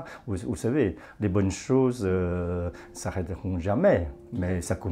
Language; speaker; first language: French; non-native, fluent; Chinese